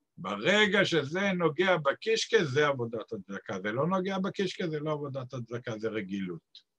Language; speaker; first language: Hebrew; native; Hebrew